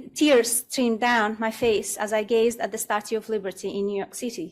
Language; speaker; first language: English; non-native, fluent; Russian